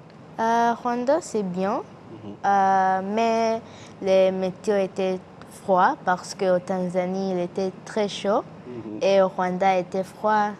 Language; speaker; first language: French; non-native, learner; English